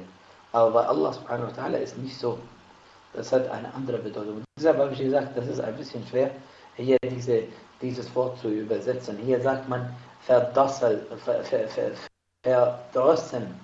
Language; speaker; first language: German; non-native, fluent; Arabic